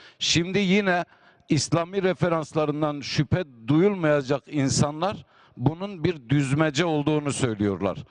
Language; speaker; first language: Turkish; native; Turkish